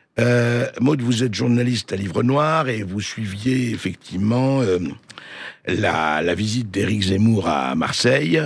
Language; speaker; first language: French; native; French